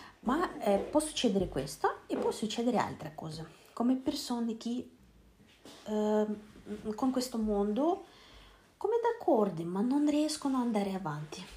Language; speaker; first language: Italian; non-native, learner; Russian